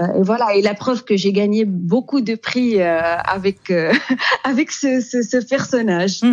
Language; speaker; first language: French; non-native, local second language; Arabic